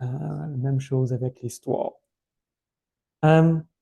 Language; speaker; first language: French; non-native, fluent; English